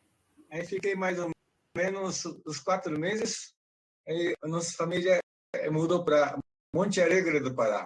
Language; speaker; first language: Portuguese; non-native, learner; Japanese